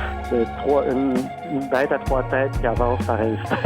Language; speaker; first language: French; native; French